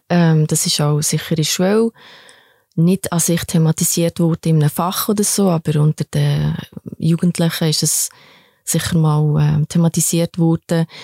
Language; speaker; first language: German; early bilingual, other home language; Albanian